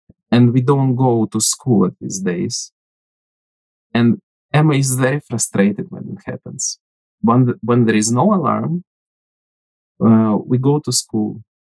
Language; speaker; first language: English; non-native, fluent; Ukrainian